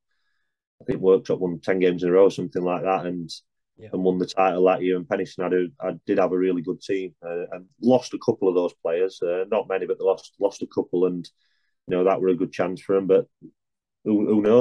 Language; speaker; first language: English; native; English